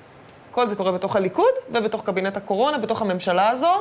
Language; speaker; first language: Hebrew; native; Hebrew